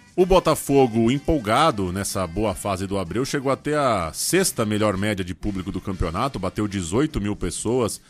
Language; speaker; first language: Portuguese; native; Portuguese